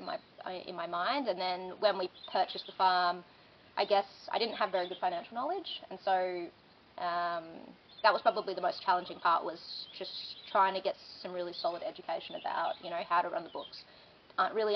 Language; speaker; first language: English; native; English